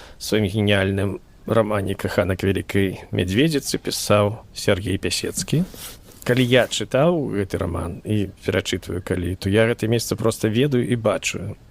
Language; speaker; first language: Belarusian; native; Belarusian